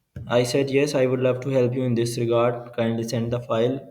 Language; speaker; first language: English; non-native, local second language; Urdu